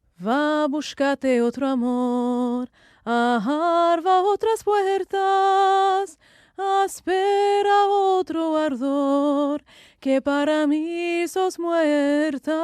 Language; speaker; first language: Portuguese; non-native, fluent; Russian